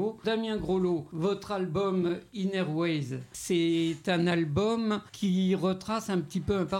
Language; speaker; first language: French; native; French